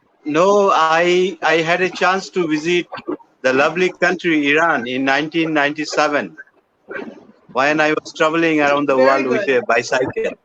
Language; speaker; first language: English; non-native, local second language; Bangla